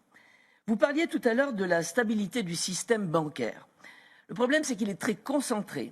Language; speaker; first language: French; native; French